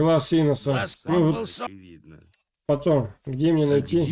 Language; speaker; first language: Russian; native; Russian